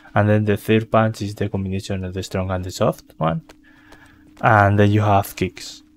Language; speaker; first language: English; non-native, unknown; Spanish